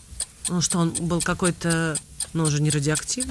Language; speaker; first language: Russian; native; Russian